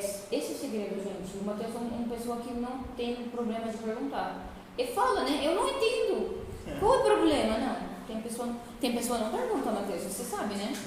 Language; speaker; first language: Portuguese; non-native, fluent; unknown